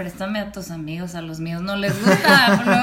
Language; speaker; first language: Spanish; native; Spanish